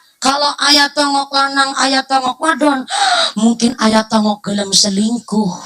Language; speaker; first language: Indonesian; non-native, local second language; Javanese